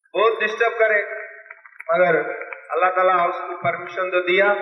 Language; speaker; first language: Hindi; non-native, local second language; Telugu